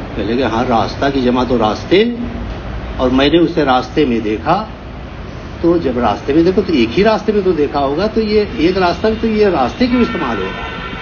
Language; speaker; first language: Urdu; native; Urdu